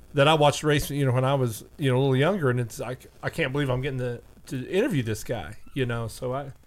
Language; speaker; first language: English; native; English